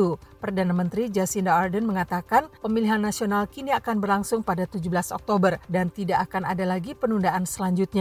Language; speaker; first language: Indonesian; native; Indonesian